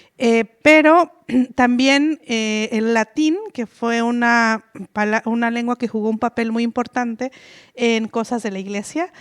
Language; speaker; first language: Spanish; non-native, local second language; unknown